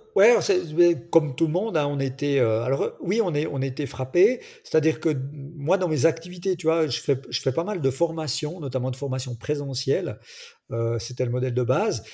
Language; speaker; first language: French; native; French